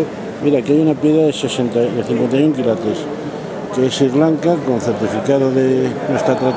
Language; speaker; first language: Spanish; native; Spanish